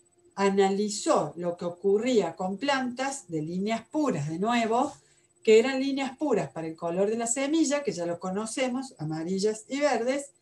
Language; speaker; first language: Spanish; native; Spanish